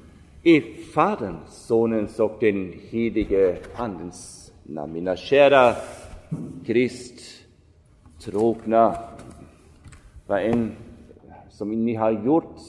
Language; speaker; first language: Swedish; non-native, fluent; German